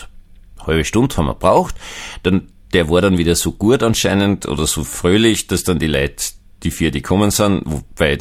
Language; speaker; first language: German; native; German